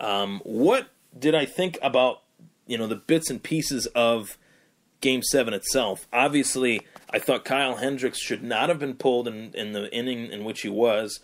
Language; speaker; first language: English; native; English